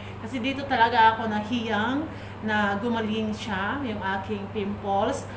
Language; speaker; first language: Filipino; native; Filipino